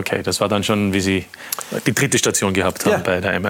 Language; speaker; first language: German; native; German